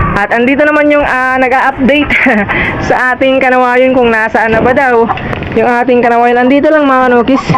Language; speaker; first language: Filipino; non-native, local second language; Cebuano